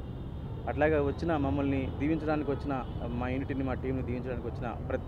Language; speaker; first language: Telugu; native; Telugu